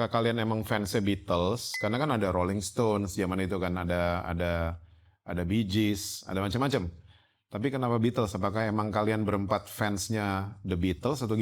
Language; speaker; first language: Indonesian; native; Indonesian